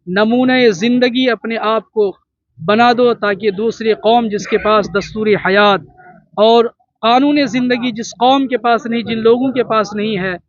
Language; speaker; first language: Urdu; native; Urdu